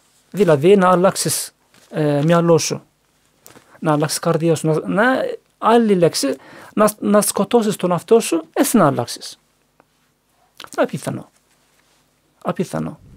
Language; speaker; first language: Greek; non-native, learner; Turkish